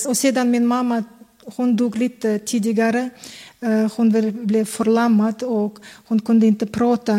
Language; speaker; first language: Swedish; non-native, fluent; Kazakh